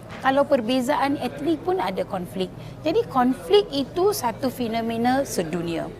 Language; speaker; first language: Malay; non-native, local second language; Tamil